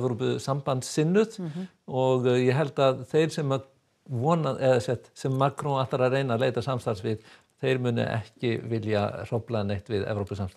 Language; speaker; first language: Icelandic; native; Icelandic